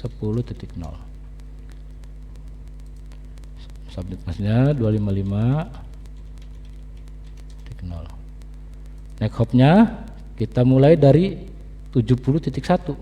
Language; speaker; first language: Indonesian; native; Indonesian